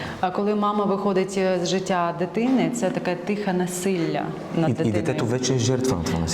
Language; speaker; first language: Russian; non-native, learner; Bulgarian